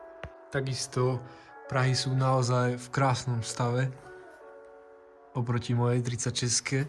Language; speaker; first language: Slovak; native; Slovak